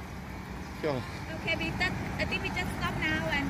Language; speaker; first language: English; non-native, learner; Thai